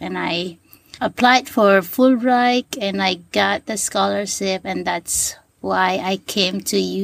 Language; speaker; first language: English; non-native, fluent; Sasak